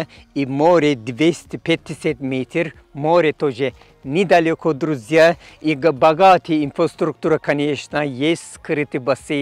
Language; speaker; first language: Russian; non-native, fluent; Turkish